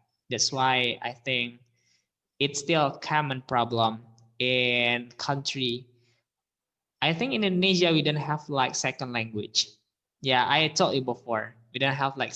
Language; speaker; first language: English; non-native, fluent; Indonesian